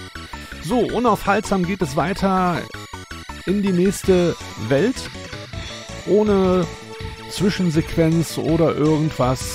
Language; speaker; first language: German; native; German